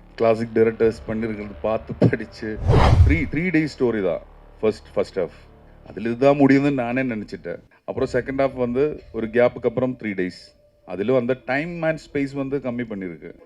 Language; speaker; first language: Tamil; non-native, learner; Malayalam